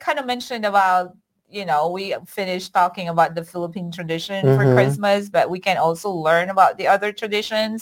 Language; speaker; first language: English; non-native, local second language; Iloko